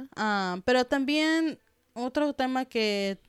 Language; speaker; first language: Spanish; early bilingual, heritage; Spanish